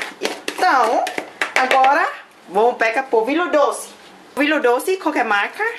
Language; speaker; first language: Portuguese; non-native, learner; Thai